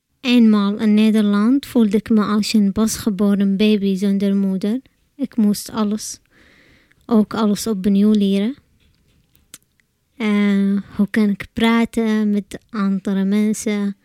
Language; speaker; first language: Dutch; non-native, learner; Arabic